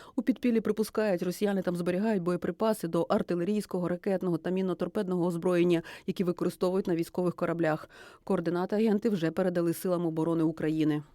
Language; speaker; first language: Ukrainian; native; Ukrainian